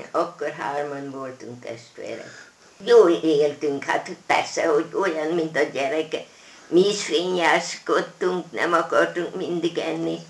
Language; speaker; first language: Hungarian; non-native, local second language; German